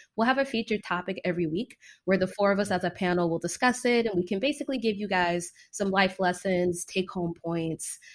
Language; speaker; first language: English; native; English